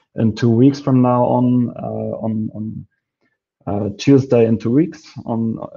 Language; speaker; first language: English; non-native, fluent; Polish